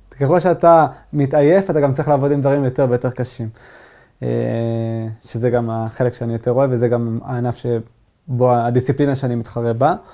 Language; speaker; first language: Hebrew; non-native, local second language; Arabic